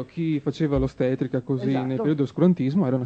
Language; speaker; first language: Italian; native; Italian